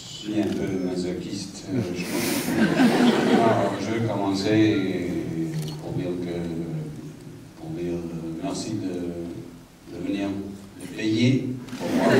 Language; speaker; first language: French; non-native, learner; English